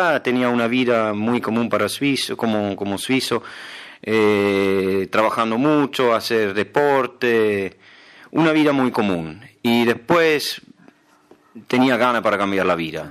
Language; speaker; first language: Spanish; non-native, fluent; German